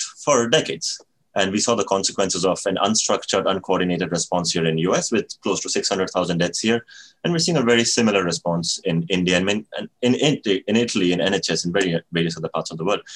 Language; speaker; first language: English; non-native, local second language; Bangla